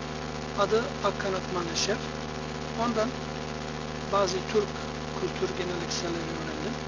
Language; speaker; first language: Turkish; non-native, fluent; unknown